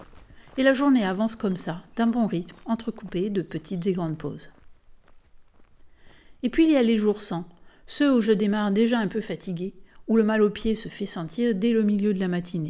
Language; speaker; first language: French; native; French